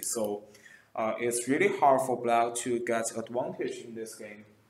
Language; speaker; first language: English; non-native, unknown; Chinese